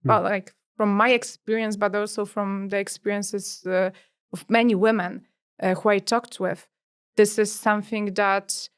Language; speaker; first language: English; non-native, fluent; Polish